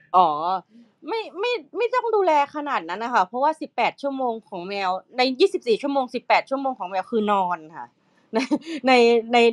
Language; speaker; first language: Thai; native; Thai